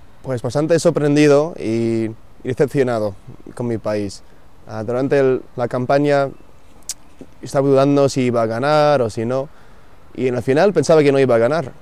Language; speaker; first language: Spanish; non-native, fluent; English